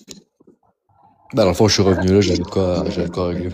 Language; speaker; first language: French; native; French